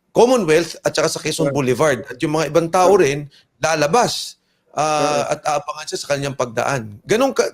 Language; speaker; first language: Filipino; native; Filipino